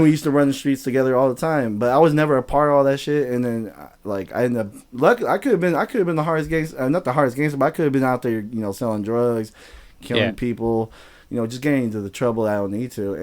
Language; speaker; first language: English; native; English